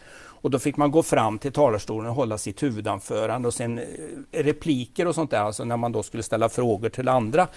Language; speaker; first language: Swedish; native; Swedish